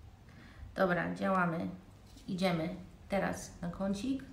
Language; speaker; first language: Polish; early bilingual, heritage; Polish